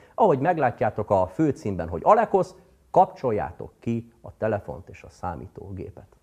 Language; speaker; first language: Hungarian; native; Hungarian